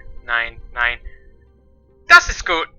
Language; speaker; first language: German; non-native, learner; English